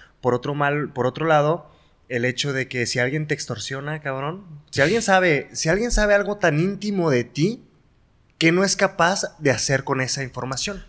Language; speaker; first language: Spanish; native; Spanish